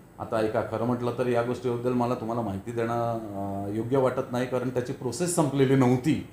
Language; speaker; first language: Marathi; native; Marathi